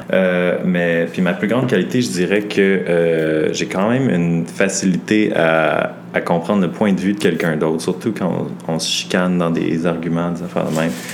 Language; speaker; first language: French; native; French